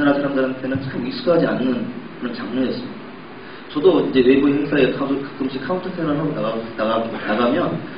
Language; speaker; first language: Korean; native; Korean